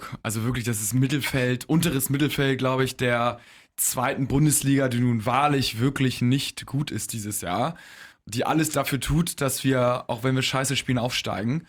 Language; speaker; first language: German; native; German